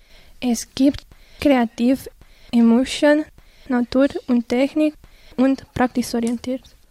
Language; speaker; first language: German; non-native, learner; Romanian